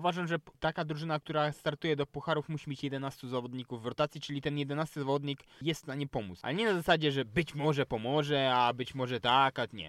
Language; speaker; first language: Polish; native; Polish